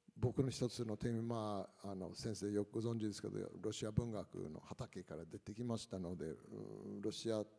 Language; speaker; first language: Japanese; non-native, fluent; English